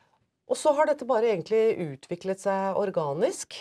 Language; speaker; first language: Norwegian; native; Norwegian